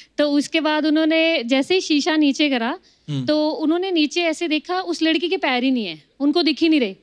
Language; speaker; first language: Hindi; native; Hindi